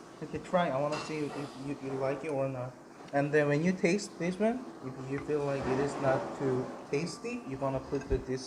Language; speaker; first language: English; non-native, learner; Korean